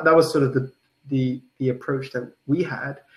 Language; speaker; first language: English; non-native, local second language; Cantonese